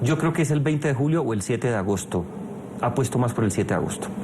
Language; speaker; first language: Spanish; native; Spanish